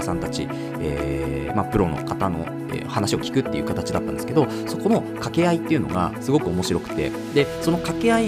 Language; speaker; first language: Japanese; native; Japanese